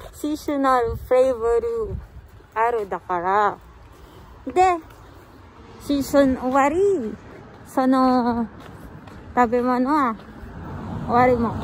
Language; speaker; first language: Japanese; non-native, learner; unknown